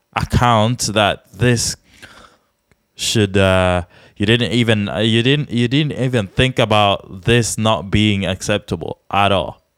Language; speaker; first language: English; non-native, fluent; Czech